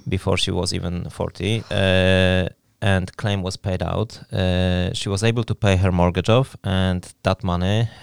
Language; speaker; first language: English; non-native, fluent; Polish